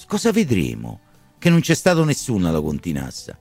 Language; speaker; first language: Italian; native; Italian